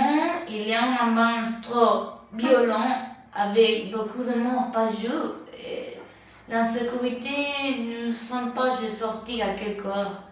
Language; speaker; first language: French; non-native, learner; Spanish